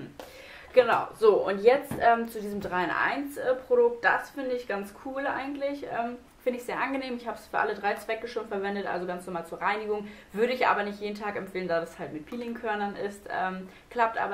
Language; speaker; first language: German; native; German